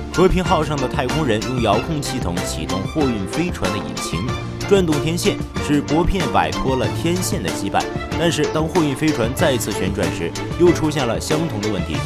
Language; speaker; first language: Chinese; native; Chinese